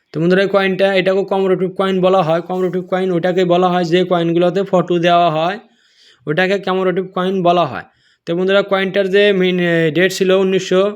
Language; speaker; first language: Bangla; non-native, local second language; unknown